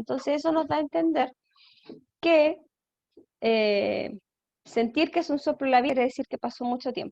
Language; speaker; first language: Spanish; native; Spanish